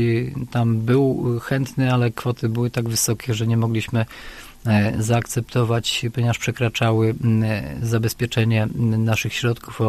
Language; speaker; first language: Polish; native; Polish